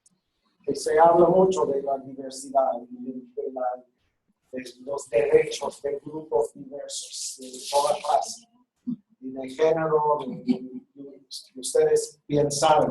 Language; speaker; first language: Spanish; non-native, fluent; English